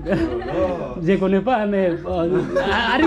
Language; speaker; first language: French; non-native, learner; Bangla